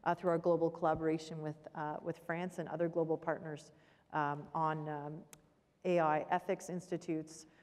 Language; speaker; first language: English; native; English